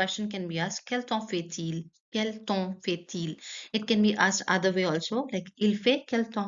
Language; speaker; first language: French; non-native, fluent; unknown